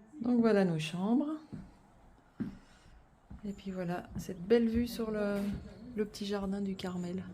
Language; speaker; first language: French; native; French